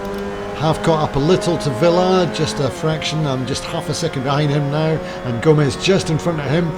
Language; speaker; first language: English; native; English